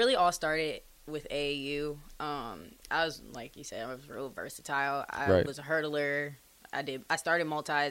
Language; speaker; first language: English; native; English